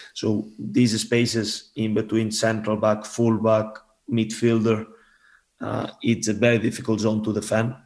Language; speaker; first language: English; non-native, fluent; Spanish